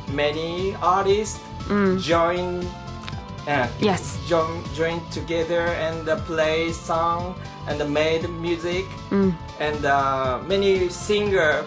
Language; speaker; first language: English; non-native, learner; Japanese